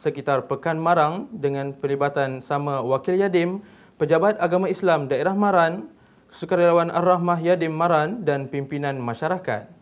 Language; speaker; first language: Malay; native; Malay